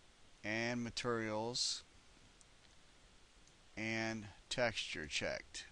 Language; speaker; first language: English; native; English